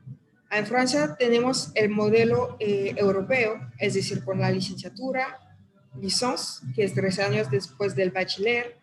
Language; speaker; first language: Spanish; non-native, fluent; French